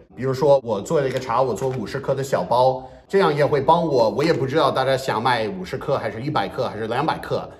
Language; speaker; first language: Chinese; non-native, fluent; English